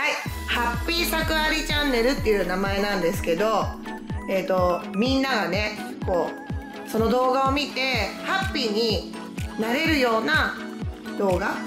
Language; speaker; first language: Japanese; native; Japanese